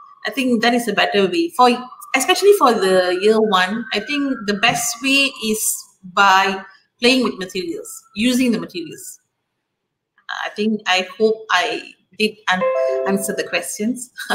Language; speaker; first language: English; non-native, local second language; Tamil